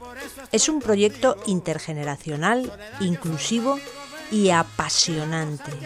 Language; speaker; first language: Spanish; native; Spanish